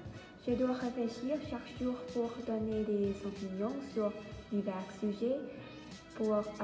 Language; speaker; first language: French; non-native, learner; Thai